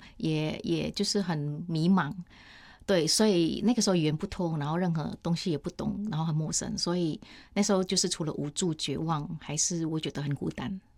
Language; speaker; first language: Chinese; non-native, fluent; Indonesian